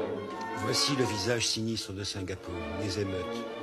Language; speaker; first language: French; native; French